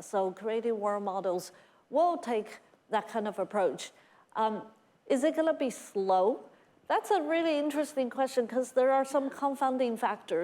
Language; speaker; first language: English; non-native, fluent; Chinese